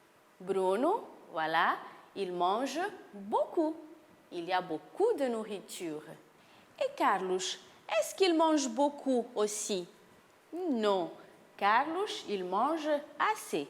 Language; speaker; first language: French; non-native, fluent; Portuguese